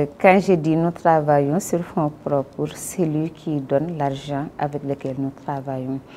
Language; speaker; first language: French; non-native, local second language; Wolof